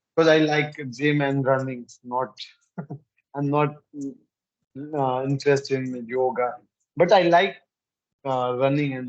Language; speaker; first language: English; non-native, learner; Hindi